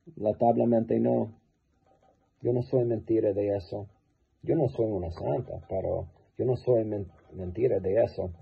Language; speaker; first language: Spanish; non-native, learner; English